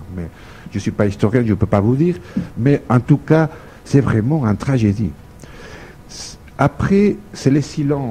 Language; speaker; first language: French; non-native, fluent; Spanish